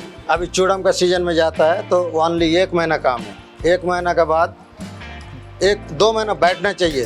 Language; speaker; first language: Hindi; non-native, local second language; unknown